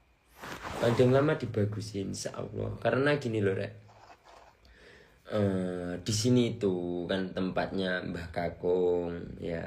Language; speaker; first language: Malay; non-native, local second language; Javanese